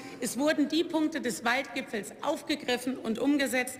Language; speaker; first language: German; native; German